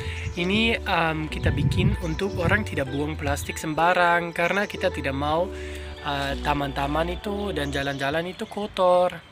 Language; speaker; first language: Indonesian; non-native, fluent; German